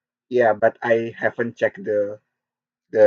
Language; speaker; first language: English; non-native, learner; Korean